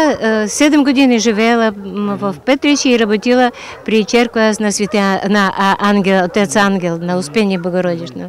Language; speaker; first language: Bulgarian; non-native, learner; Russian